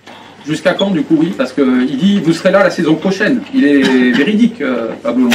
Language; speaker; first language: French; native; French